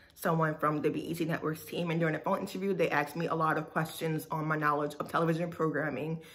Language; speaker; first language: English; native; English